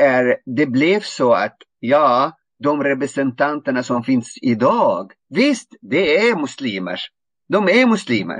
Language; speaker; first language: Swedish; non-native, fluent; Arabic